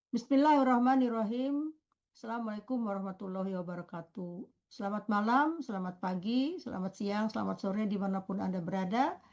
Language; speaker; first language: Indonesian; native; Indonesian